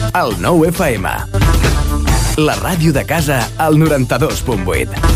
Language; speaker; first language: Catalan; native; Catalan